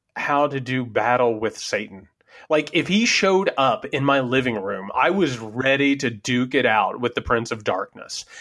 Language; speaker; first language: English; native; English